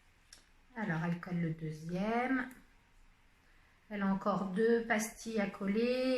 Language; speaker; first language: French; native; French